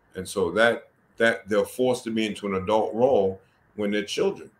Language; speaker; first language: English; native; English